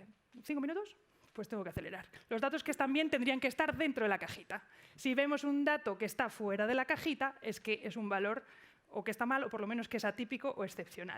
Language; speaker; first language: Spanish; native; Spanish